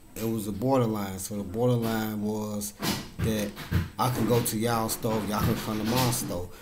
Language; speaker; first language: English; native; English